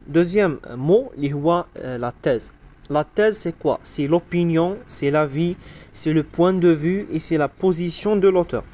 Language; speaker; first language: French; non-native, local second language; Arabic